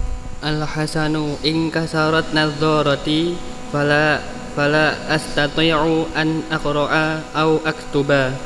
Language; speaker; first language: Arabic; non-native, learner; Indonesian